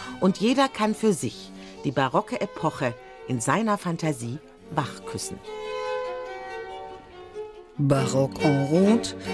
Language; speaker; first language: German; native; German